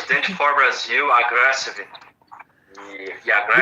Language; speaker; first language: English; non-native, learner; Portuguese